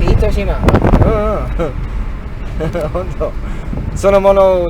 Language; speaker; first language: Japanese; non-native, learner; English